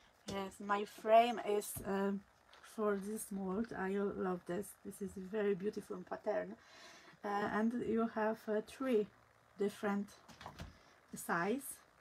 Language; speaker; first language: English; non-native, learner; Polish